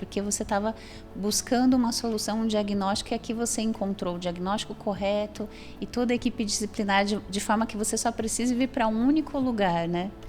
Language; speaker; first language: Portuguese; native; Portuguese